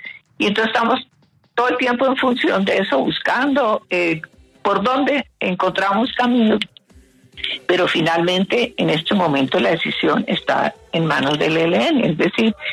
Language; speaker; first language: Spanish; native; Spanish